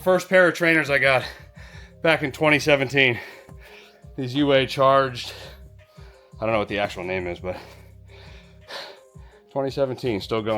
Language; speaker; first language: English; native; English